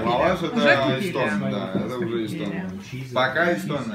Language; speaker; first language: Russian; non-native, fluent; Georgian